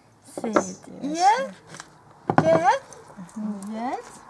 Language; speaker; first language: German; early bilingual, other home language; Thai